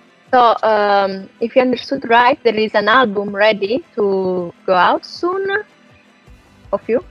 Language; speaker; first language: English; non-native, fluent; Italian